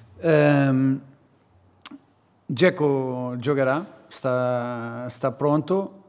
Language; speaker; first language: Italian; non-native, learner; Portuguese